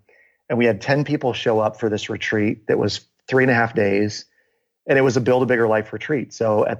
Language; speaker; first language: English; native; English